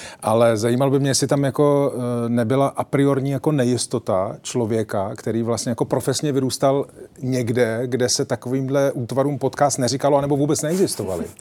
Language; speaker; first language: Czech; native; Czech